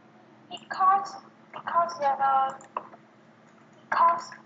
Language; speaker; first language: English; non-native, learner; Vietnamese